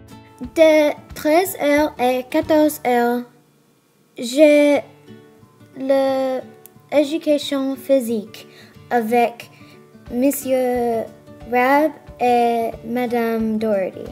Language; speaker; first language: French; non-native, learner; English